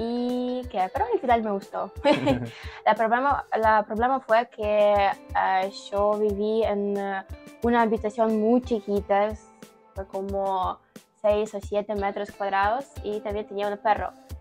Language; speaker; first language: Spanish; non-native, learner; Ukrainian